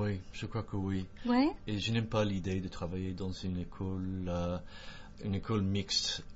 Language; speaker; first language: French; non-native, fluent; English